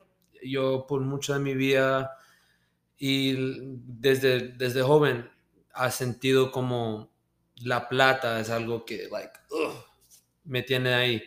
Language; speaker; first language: Spanish; early bilingual, heritage; Spanish